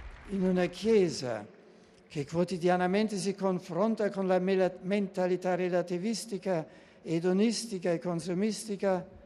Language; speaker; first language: Italian; non-native, fluent; German